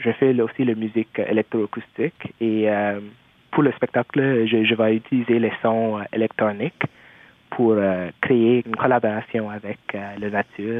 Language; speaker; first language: French; non-native, local second language; English